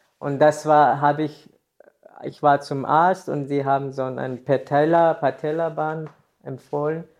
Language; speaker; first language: German; non-native, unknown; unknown